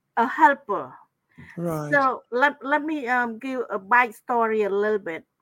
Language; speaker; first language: English; non-native, fluent; Khmer